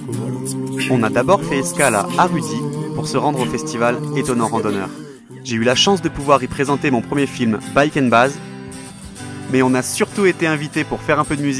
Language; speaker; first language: French; native; French